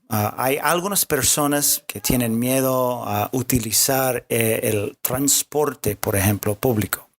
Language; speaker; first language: Spanish; non-native, fluent; English